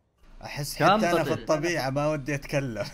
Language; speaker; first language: Arabic; native; Arabic